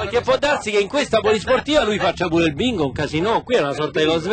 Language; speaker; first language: Italian; native; Italian